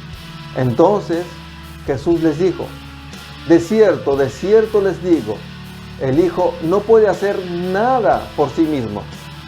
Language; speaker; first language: Spanish; native; Spanish